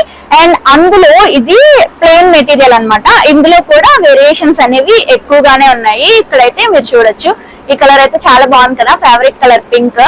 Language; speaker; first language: Telugu; native; Telugu